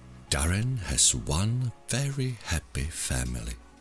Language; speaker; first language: English; non-native, fluent; Czech